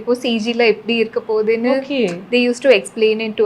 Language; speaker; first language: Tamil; non-native, fluent; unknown